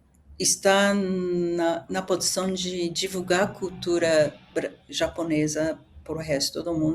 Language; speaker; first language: Portuguese; early bilingual, other home language; Japanese